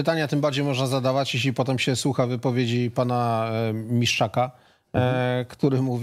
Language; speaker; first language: Polish; native; Polish